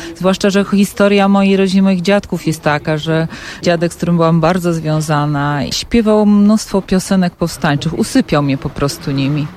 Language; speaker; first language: Polish; native; Polish